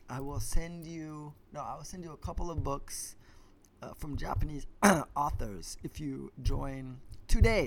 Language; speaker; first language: English; native; English